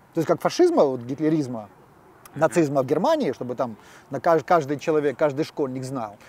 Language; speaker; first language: Russian; native; Russian